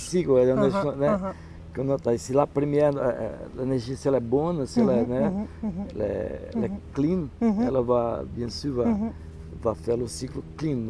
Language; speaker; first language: French; non-native, learner; Portuguese